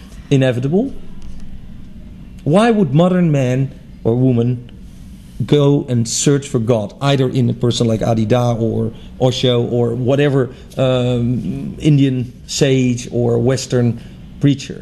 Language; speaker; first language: English; non-native, fluent; Dutch